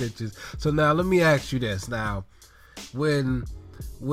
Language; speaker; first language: English; native; English